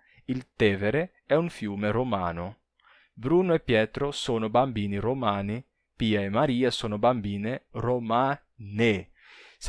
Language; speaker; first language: Italian; non-native, fluent; Portuguese